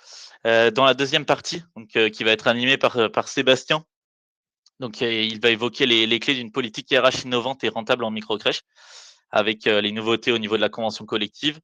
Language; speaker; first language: French; native; French